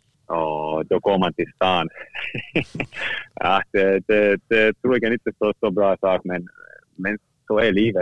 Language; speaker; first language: Swedish; non-native, fluent; Finnish